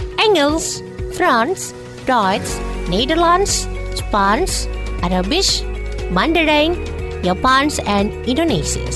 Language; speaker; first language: Dutch; non-native, fluent; Indonesian